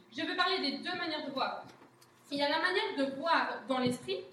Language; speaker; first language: French; native; French